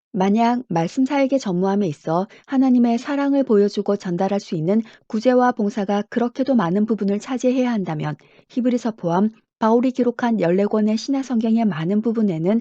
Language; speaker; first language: Korean; native; Korean